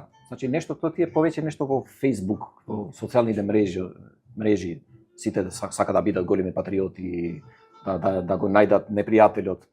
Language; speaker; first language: Macedonian; non-native, fluent; Albanian